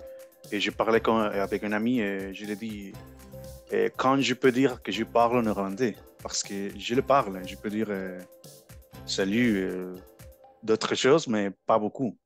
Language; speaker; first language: French; non-native, learner; Spanish